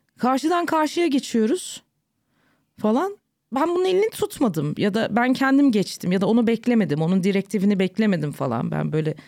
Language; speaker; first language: Turkish; early bilingual, heritage; Turkish